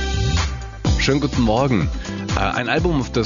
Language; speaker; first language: German; native; German